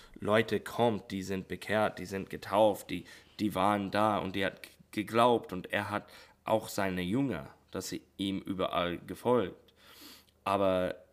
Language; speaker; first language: German; non-native, learner; English